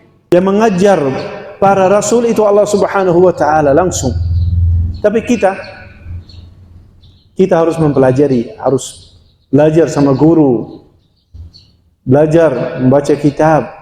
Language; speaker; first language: Indonesian; non-native, fluent; Dutch